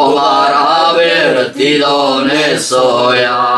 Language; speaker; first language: Macedonian; native; Macedonian